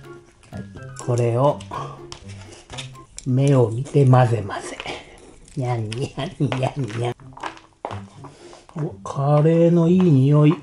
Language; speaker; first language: Japanese; native; Japanese